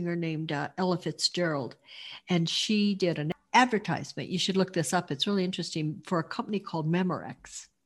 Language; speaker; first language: English; native; English